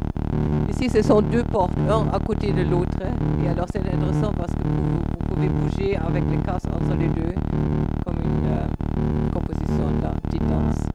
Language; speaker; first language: French; non-native, fluent; German